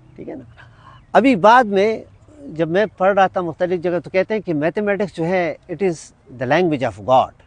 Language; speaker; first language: Urdu; non-native, local second language; Pashto